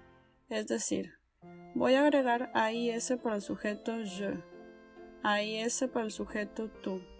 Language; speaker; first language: Spanish; native; Spanish